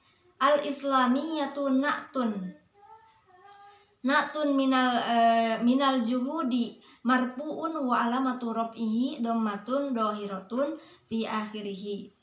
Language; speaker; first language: Arabic; non-native, learner; Indonesian